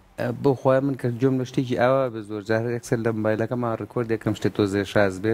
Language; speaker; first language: Central Kurdish; non-native, local second language; Gurani